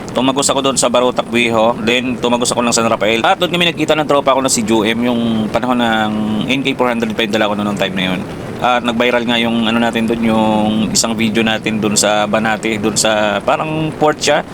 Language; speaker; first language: Filipino; non-native, local second language; Hiligaynon